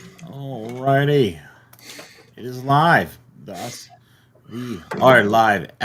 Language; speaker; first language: English; native; English